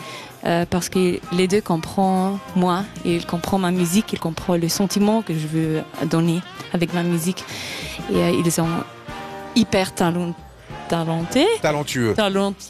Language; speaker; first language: French; non-native, learner; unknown